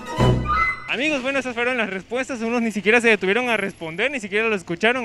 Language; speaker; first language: Spanish; native; Spanish